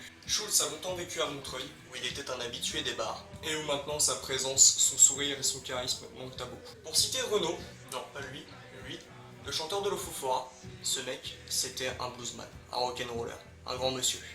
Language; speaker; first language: French; native; French